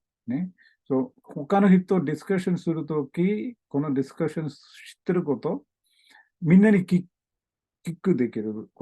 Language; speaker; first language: Japanese; non-native, learner; Malayalam